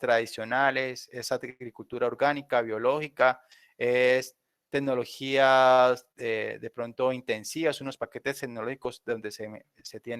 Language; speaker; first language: Spanish; native; Spanish